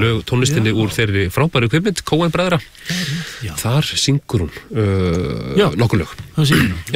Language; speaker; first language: Icelandic; native; Icelandic